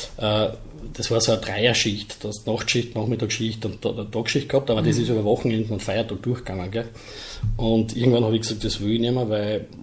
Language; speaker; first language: German; native; German